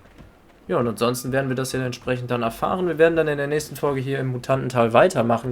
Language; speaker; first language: German; native; German